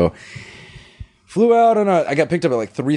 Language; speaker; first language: English; native; English